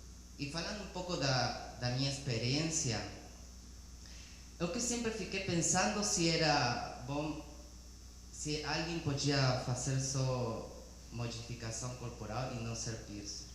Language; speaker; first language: Portuguese; non-native, learner; Spanish